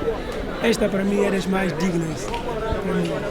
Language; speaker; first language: Portuguese; non-native, local second language; Upper Guinea Crioulo